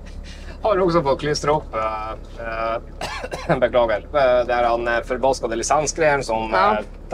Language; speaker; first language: Norwegian; native; Norwegian